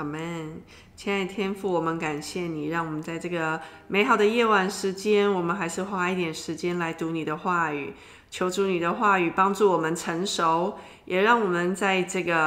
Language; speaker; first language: Chinese; native; Chinese